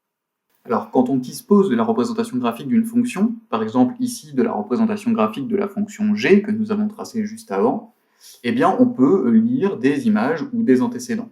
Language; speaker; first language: French; native; French